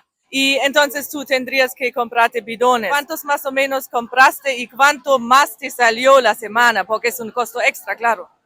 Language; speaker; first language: Spanish; non-native, fluent; German